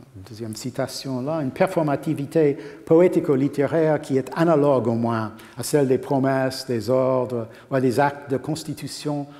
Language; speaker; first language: French; non-native, fluent; English